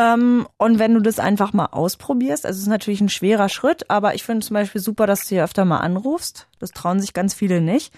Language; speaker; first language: German; native; German